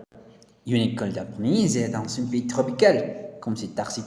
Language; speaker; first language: French; non-native, learner; Spanish